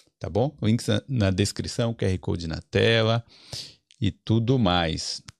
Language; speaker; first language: Portuguese; native; Portuguese